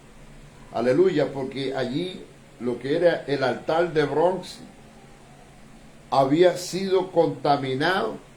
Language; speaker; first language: Spanish; native; Spanish